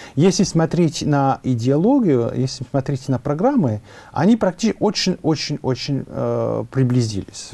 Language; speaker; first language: Russian; non-native, fluent; French